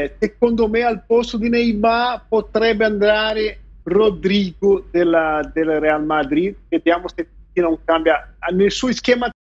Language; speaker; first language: Italian; non-native, fluent; Portuguese